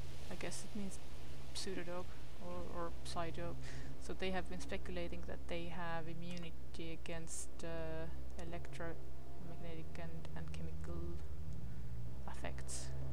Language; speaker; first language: English; native; English